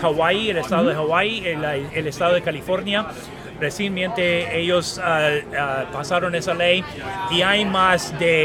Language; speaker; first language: Spanish; non-native, fluent; English